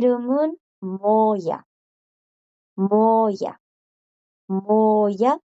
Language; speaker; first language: Korean; non-native, fluent; Spanish